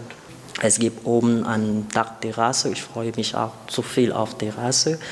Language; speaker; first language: German; non-native, learner; Arabic